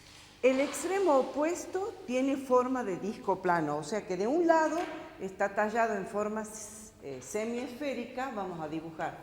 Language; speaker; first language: Spanish; native; Spanish